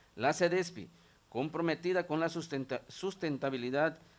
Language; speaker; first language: Spanish; non-native, local second language; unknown